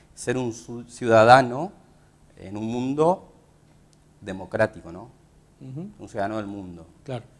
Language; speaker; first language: Spanish; native; Spanish